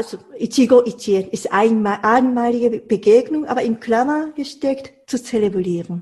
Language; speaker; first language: German; non-native, fluent; Japanese